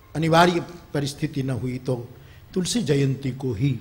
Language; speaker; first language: Hindi; non-native, local second language; Gujarati